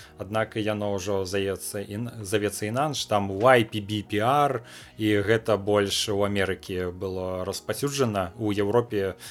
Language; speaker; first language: Belarusian; non-native, local second language; Russian